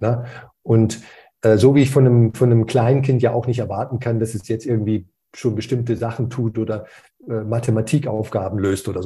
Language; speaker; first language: German; native; German